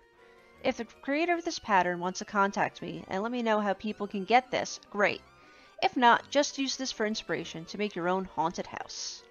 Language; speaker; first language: English; native; English